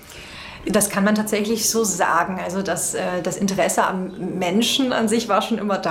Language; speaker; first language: German; native; German